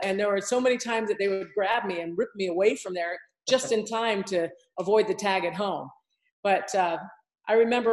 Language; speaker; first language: English; native; English